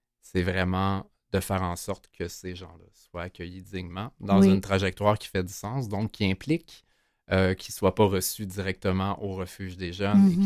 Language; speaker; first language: French; native; French